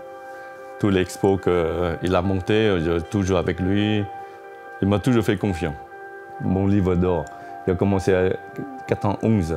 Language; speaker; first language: French; non-native, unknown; Chinese